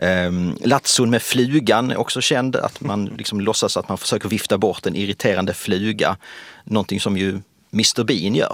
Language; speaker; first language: Swedish; native; Swedish